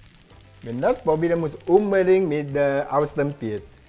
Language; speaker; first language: German; non-native, learner; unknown